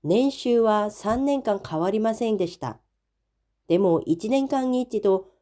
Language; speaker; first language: Japanese; non-native, fluent; Korean